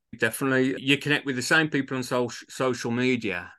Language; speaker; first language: English; native; English